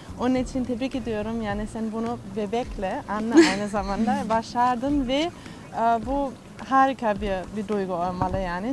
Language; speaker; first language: Turkish; non-native, fluent; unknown